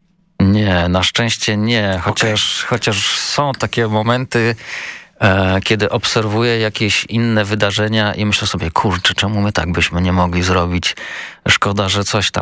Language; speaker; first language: Polish; native; Polish